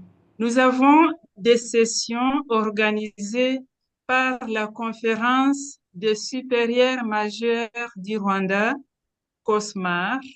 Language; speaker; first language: French; non-native, local second language; Kinyarwanda